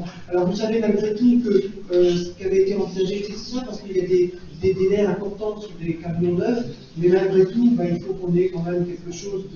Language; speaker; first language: French; native; French